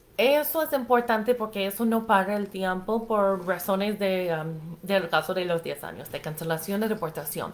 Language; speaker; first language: Spanish; non-native, fluent; English